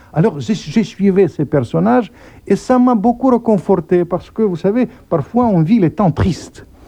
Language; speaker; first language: French; non-native, fluent; Russian